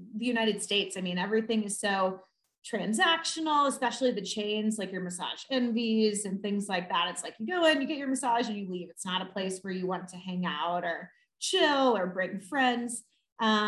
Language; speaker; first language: English; native; English